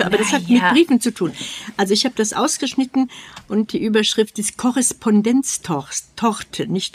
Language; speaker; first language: German; native; German